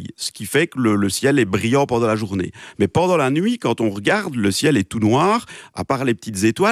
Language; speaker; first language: French; native; French